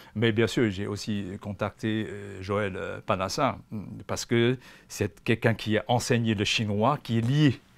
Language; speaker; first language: French; non-native, fluent; Chinese